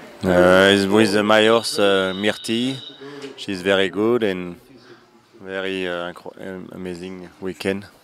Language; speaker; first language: English; non-native, learner; French